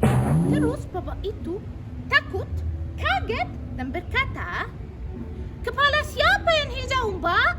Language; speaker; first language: Indonesian; non-native, learner; Arabic